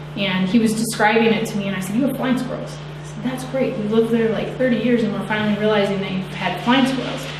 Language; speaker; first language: English; native; English